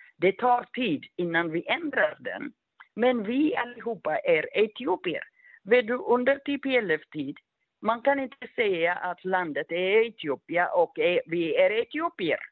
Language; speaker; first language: Swedish; non-native, fluent; Amharic